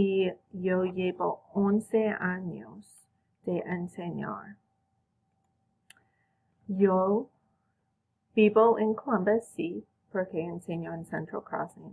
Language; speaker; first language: Spanish; non-native, fluent; English